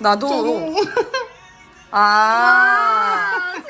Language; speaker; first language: Korean; non-native, fluent; French